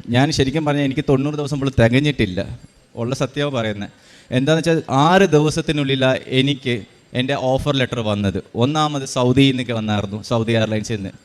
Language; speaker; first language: Malayalam; early bilingual, heritage; Malayalam